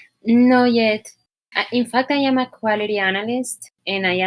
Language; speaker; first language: English; non-native, learner; Spanish